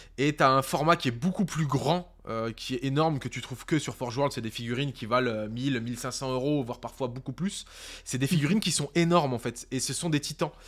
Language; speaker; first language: French; native; French